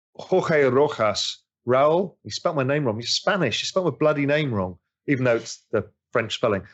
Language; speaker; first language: English; native; English